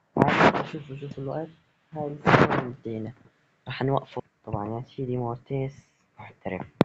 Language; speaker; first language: Arabic; native; Arabic